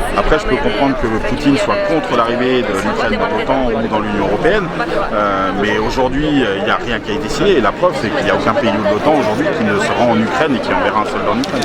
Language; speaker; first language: French; native; French